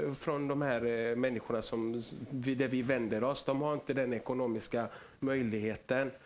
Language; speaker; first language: Swedish; early bilingual, other home language; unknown